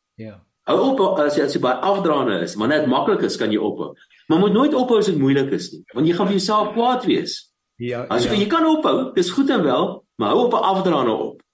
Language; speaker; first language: Afrikaans; native; Afrikaans